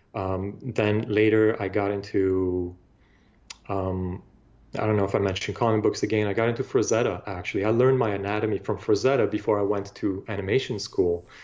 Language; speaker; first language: English; non-native, fluent; Bulgarian